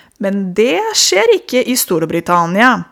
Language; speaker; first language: Norwegian; non-native, fluent; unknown